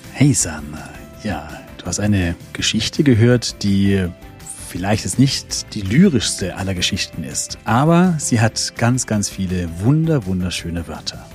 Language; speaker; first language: German; native; German